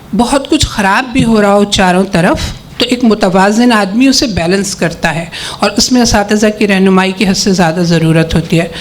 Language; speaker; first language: Urdu; native; Urdu